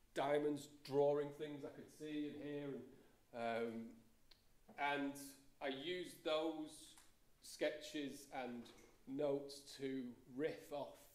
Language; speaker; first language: English; native; English